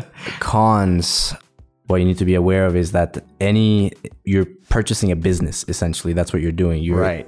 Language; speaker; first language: English; early bilingual, other home language; Spanish